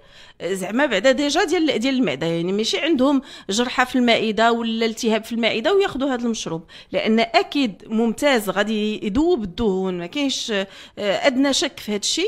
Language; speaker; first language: Arabic; native; Arabic